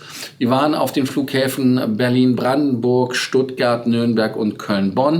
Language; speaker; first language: German; native; German